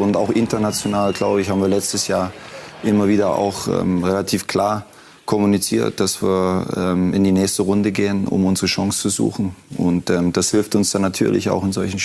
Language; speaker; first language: German; native; German